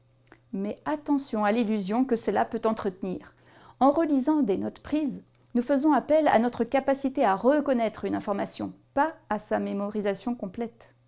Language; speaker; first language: French; native; French